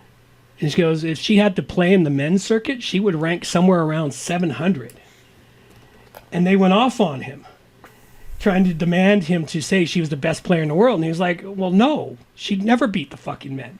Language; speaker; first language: English; native; English